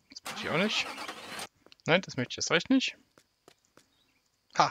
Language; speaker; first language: German; native; German